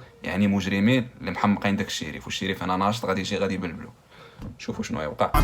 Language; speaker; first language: Arabic; native; Arabic